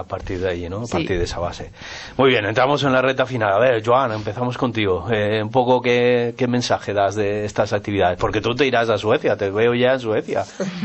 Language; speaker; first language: Spanish; native; Spanish